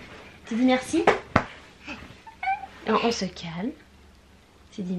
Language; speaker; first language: French; native; French